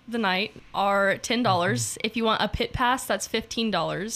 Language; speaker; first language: English; native; English